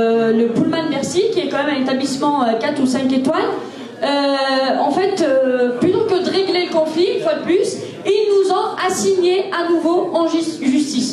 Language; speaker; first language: French; native; French